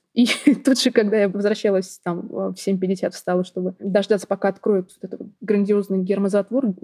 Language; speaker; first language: Russian; native; Russian